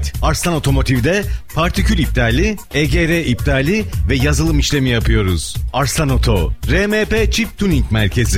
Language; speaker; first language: Turkish; native; Turkish